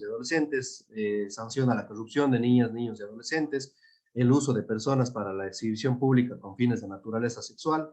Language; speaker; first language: Spanish; native; Spanish